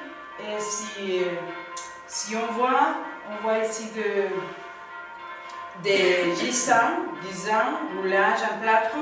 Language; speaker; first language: French; non-native, learner; Spanish